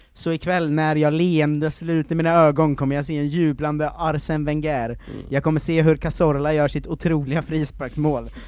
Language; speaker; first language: Swedish; native; Swedish